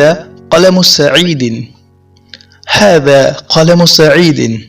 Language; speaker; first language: Arabic; non-native, fluent; Urdu